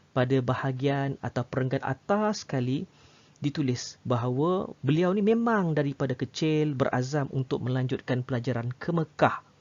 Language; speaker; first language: Malay; native; Malay